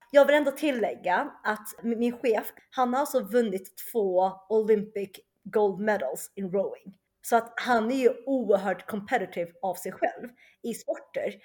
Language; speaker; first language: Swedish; early bilingual, other home language; Chinese